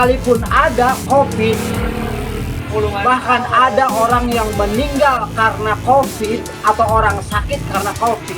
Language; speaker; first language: Indonesian; non-native, local second language; Sundanese